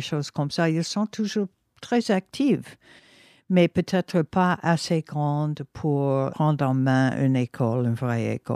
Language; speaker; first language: French; non-native, fluent; English